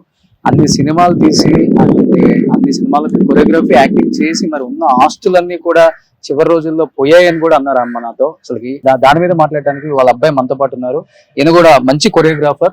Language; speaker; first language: Telugu; native; Telugu